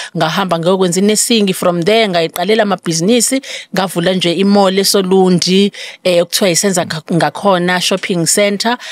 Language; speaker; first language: Zulu; native; Zulu